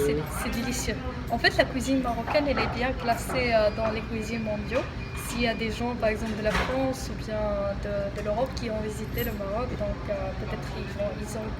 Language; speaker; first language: French; non-native, local second language; Arabic